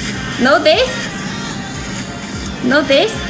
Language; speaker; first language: English; non-native, learner; Chinese